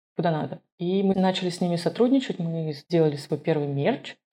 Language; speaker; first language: Russian; non-native, local second language; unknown